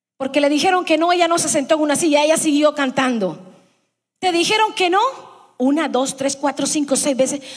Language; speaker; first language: Spanish; early bilingual, heritage; Spanish